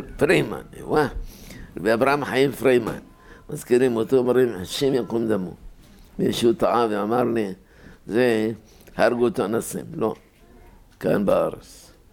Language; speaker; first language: Hebrew; native; Hebrew